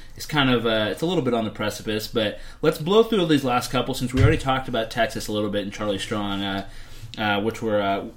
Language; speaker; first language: English; native; English